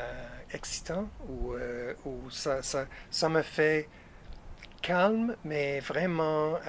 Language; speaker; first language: French; non-native, fluent; English